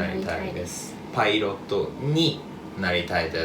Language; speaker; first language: Japanese; non-native, learner; English